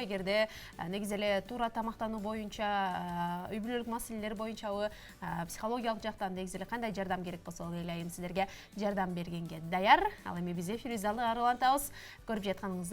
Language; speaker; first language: Kyrgyz; native; Kyrgyz